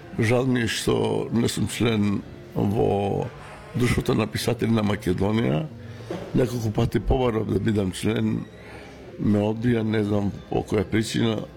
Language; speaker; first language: Macedonian; non-native, local second language; Romany